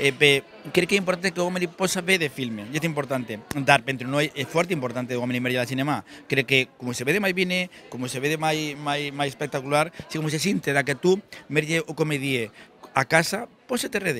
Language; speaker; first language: Romanian; non-native, learner; Spanish